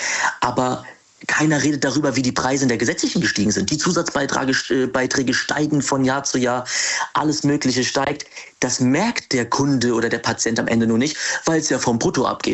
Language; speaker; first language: German; native; German